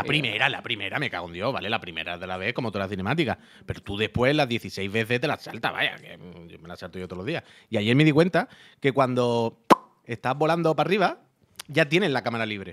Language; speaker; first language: Spanish; native; Spanish